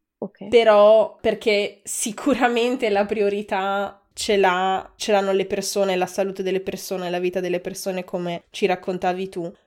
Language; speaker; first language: Italian; native; Italian